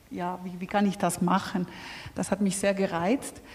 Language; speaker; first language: German; non-native, fluent; Spanish